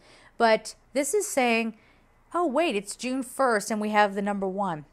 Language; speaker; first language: English; native; English